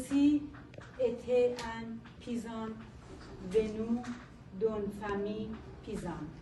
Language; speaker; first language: French; non-native, learner; Persian